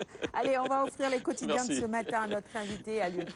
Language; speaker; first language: French; non-native, local second language; Wolof